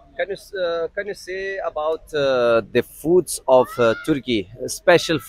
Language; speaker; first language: English; non-native, learner; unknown